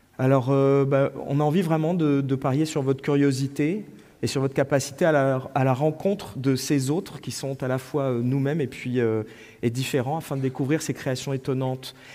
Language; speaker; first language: French; native; French